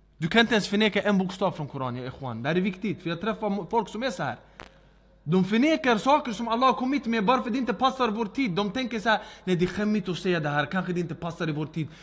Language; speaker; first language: Swedish; early bilingual, other home language; Arabic